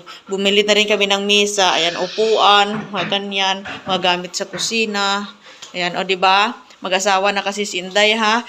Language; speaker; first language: Filipino; non-native, local second language; Cebuano